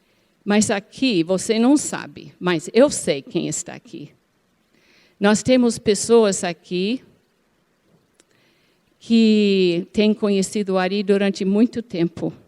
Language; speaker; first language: Portuguese; non-native, fluent; English